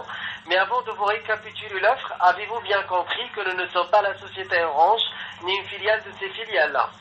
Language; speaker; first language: French; native; French